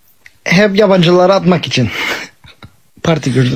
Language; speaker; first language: Turkish; early bilingual, heritage; English